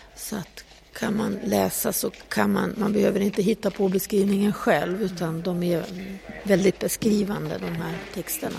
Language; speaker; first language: Swedish; native; Swedish